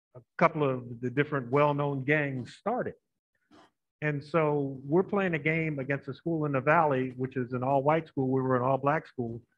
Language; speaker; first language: English; native; English